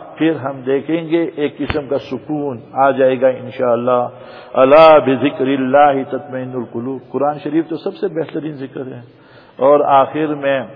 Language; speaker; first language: Urdu; non-native, fluent; Gujarati